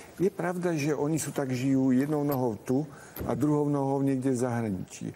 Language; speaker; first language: Slovak; non-native, local second language; Hungarian